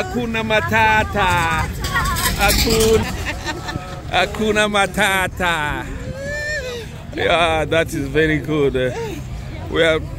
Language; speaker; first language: English; non-native, learner; Lingala